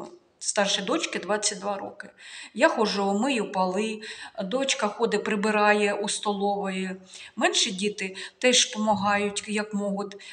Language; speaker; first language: Ukrainian; non-native, local second language; Russian